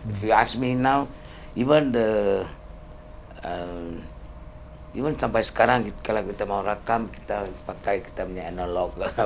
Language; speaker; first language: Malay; non-native, local second language; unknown